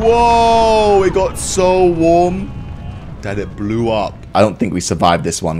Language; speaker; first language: English; native; English